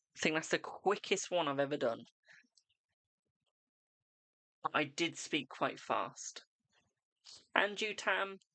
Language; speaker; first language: English; native; English